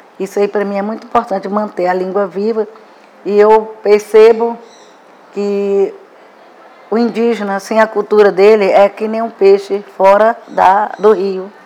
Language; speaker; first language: Portuguese; non-native, local second language; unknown